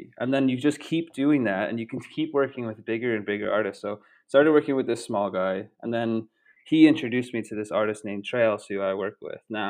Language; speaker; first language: English; native; English